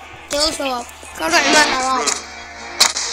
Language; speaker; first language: Arabic; native; Arabic